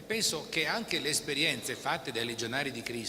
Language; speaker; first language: Italian; native; Italian